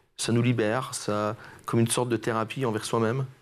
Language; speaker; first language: French; native; French